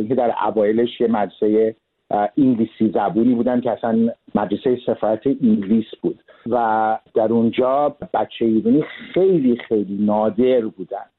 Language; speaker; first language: Persian; early bilingual, heritage; Persian